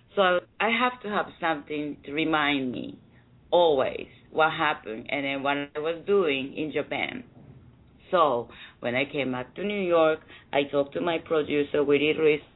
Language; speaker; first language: English; non-native, fluent; Japanese